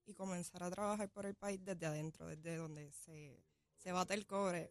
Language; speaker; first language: Spanish; native; Spanish